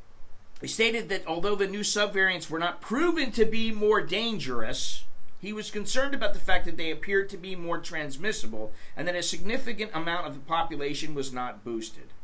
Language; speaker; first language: English; native; English